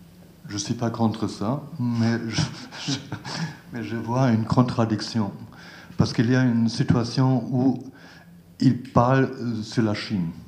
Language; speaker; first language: French; non-native, learner; German